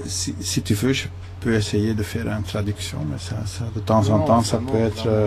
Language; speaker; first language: French; non-native, local second language; Dutch